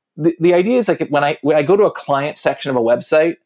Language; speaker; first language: English; native; English